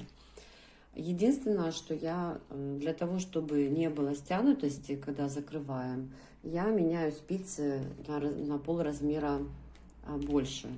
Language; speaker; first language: Russian; native; Russian